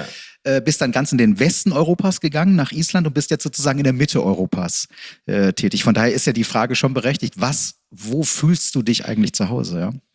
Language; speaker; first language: German; native; German